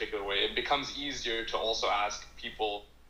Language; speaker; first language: English; native; English